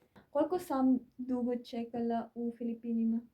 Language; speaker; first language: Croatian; non-native, learner; Filipino